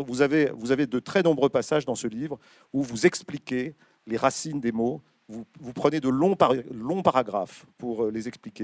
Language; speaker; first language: French; native; French